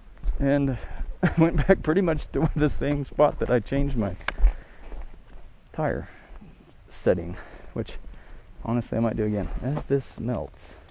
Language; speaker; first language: English; native; English